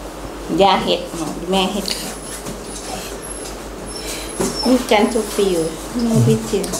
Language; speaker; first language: German; non-native, learner; Thai